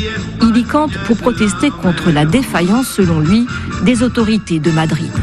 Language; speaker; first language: French; native; French